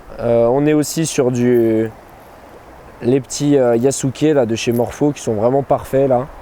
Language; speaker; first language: French; native; French